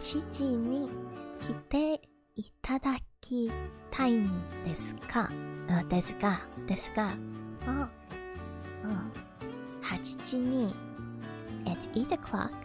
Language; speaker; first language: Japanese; non-native, learner; English